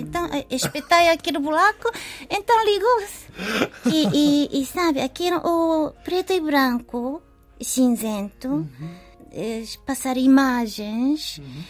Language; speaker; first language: Portuguese; non-native, learner; Japanese